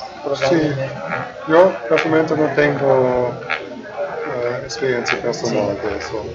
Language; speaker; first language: Spanish; non-native, fluent; German